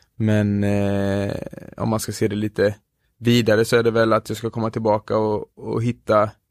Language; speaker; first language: Swedish; native; Swedish